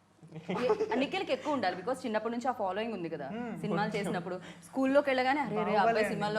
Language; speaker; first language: Telugu; native; Telugu